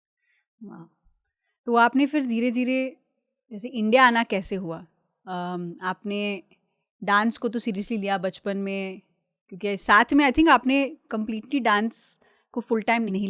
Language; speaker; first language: Hindi; native; Hindi